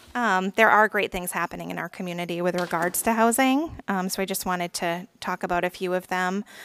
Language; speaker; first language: English; native; English